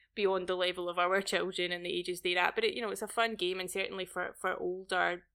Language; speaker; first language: English; native; English